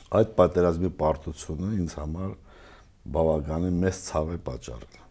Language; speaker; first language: Armenian; native; Armenian